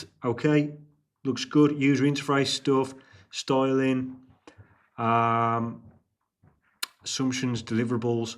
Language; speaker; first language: English; native; English